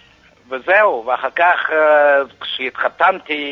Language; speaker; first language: Hebrew; non-native, fluent; Yiddish